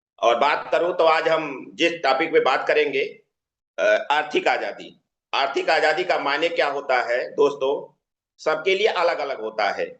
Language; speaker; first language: Hindi; native; Hindi